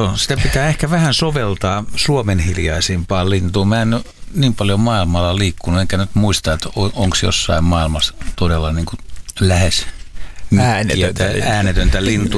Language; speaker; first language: Finnish; native; Finnish